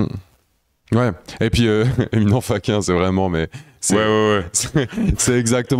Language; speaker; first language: French; native; French